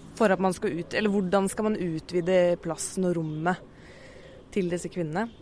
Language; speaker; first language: Norwegian; native; Norwegian